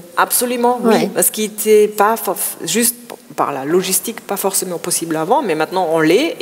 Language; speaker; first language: French; non-native, fluent; German